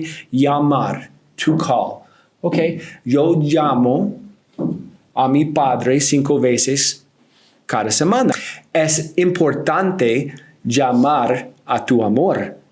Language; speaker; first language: Spanish; non-native, learner; English